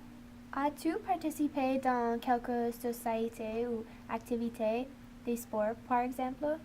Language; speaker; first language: French; non-native, learner; English